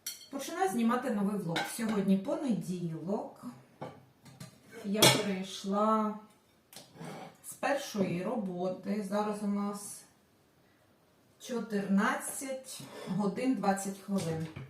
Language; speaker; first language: Ukrainian; non-native, local second language; Russian